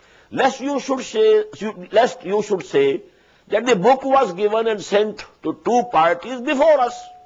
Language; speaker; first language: English; non-native, local second language; Urdu